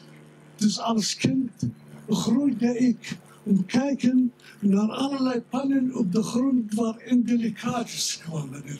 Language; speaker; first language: Dutch; non-native, fluent; Arabic